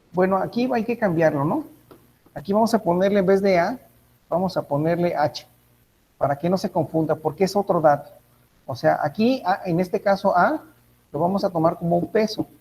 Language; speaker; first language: Spanish; native; Spanish